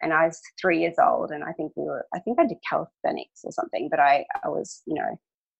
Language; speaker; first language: English; non-native, local second language; Hungarian